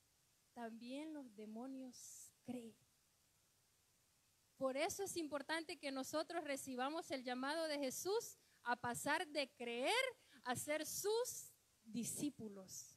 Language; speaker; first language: Spanish; native; Spanish